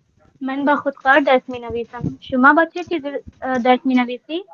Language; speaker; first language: Persian; non-native, learner; Urdu